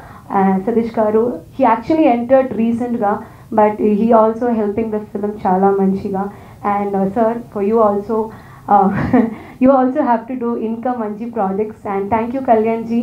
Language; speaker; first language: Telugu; non-native, learner; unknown